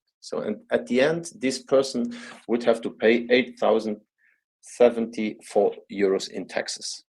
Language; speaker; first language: English; non-native, fluent; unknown